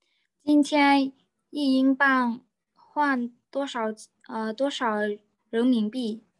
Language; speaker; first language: Chinese; non-native, learner; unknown